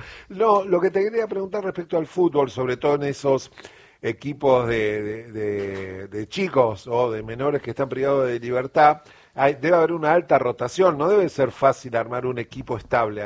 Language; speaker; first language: Spanish; native; Spanish